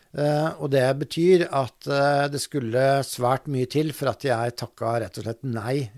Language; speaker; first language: Norwegian; native; Norwegian